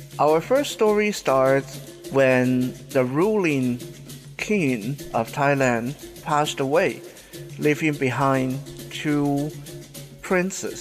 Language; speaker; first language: English; non-native, fluent; Chinese